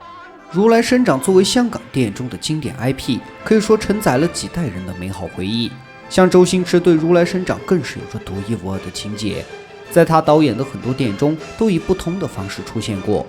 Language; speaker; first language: Chinese; native; Chinese